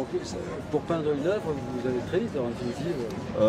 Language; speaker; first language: French; native; French